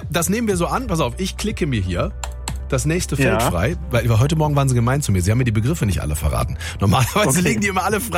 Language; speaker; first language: German; native; German